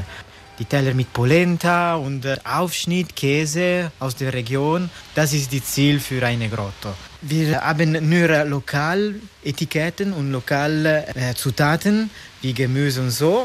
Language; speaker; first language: German; non-native, local second language; Italian